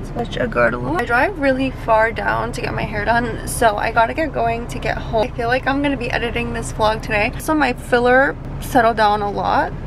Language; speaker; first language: English; native; English